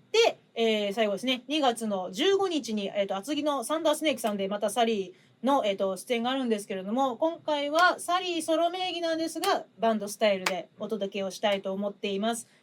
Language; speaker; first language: Japanese; native; Japanese